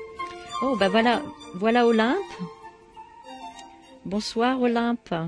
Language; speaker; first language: French; native; French